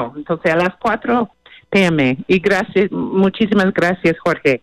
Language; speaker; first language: Spanish; non-native, fluent; English